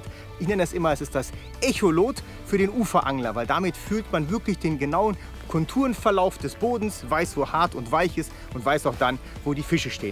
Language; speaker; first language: German; native; German